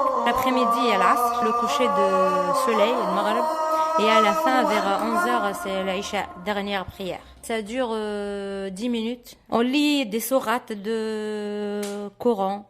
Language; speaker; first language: French; non-native, fluent; Arabic